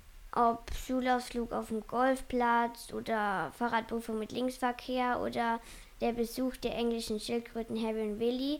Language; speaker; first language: German; native; German